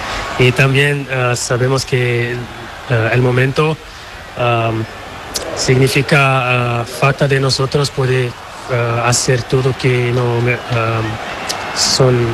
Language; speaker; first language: Spanish; non-native, learner; Portuguese